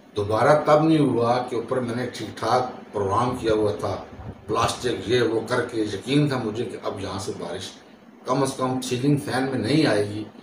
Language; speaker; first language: Urdu; non-native, local second language; Punjabi